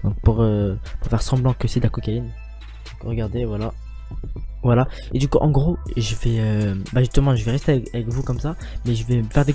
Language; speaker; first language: French; native; French